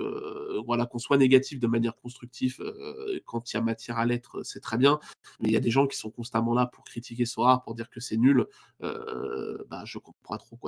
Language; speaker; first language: French; native; French